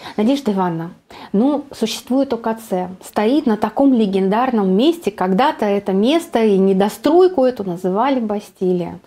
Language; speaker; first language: Russian; native; Russian